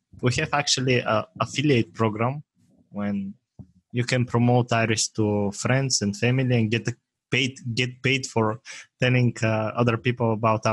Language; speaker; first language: English; non-native, fluent; Bulgarian